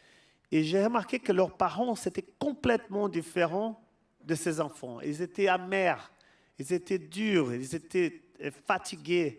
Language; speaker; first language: French; non-native, fluent; Portuguese